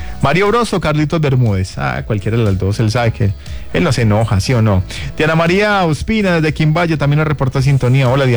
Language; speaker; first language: Spanish; native; Spanish